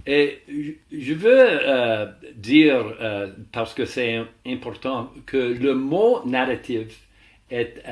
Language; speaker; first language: French; non-native, learner; English